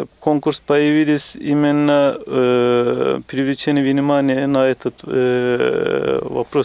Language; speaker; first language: Russian; non-native, fluent; Turkish